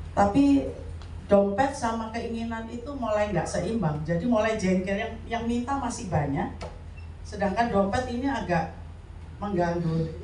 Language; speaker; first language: Indonesian; native; Indonesian